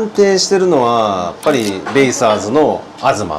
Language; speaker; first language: Japanese; native; Japanese